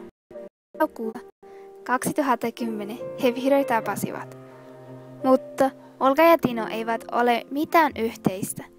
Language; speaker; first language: Finnish; non-native, learner; Spanish